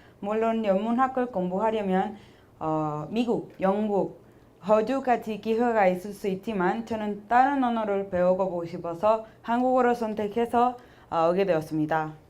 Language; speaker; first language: Korean; non-native, fluent; Spanish